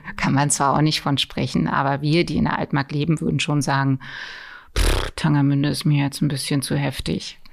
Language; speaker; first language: German; native; German